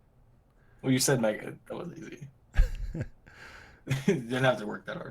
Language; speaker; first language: English; native; English